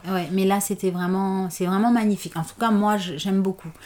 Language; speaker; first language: French; non-native, local second language; Fula